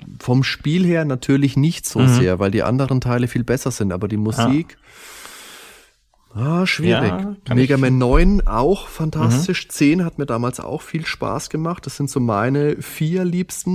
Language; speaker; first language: German; native; German